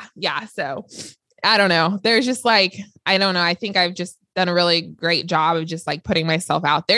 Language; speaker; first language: English; native; English